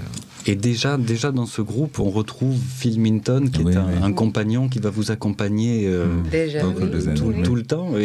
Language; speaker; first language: French; native; French